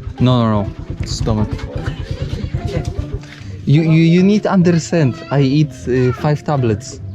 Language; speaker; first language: English; non-native, learner; Polish